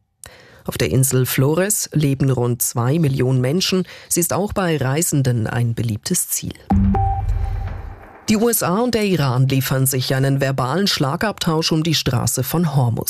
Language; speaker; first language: German; native; German